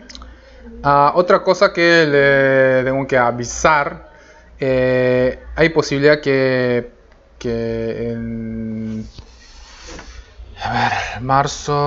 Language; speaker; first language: Spanish; non-native, fluent; Korean